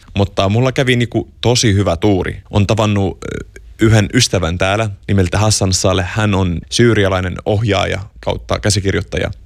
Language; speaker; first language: Finnish; non-native, fluent; Arabic